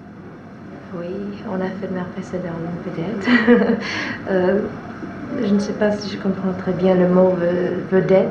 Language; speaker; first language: French; non-native, fluent; English